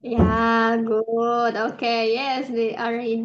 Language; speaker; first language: English; non-native, fluent; Indonesian